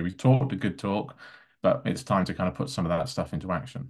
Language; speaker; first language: English; native; English